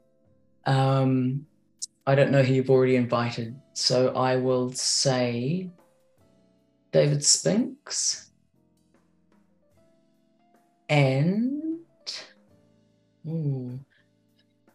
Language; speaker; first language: English; native; English